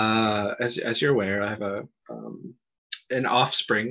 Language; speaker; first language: English; native; English